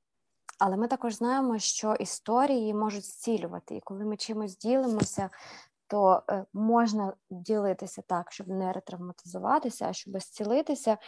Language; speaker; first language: Ukrainian; native; Ukrainian